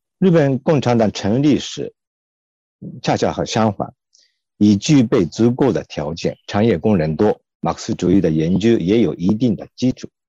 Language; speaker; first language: Chinese; non-native, fluent; Japanese